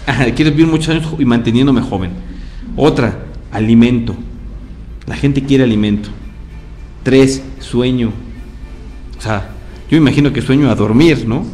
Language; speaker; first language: Spanish; native; Spanish